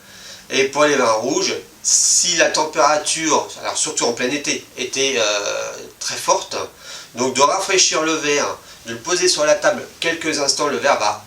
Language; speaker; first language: French; native; French